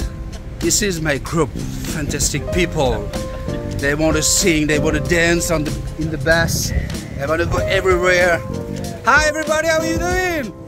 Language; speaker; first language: English; non-native, fluent; French